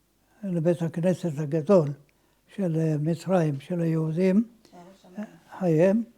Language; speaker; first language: Hebrew; non-native, fluent; Ladino